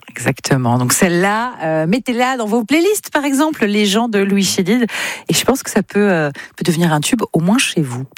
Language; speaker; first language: French; native; French